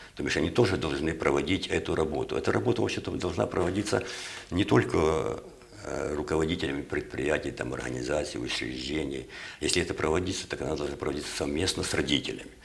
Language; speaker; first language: Russian; native; Russian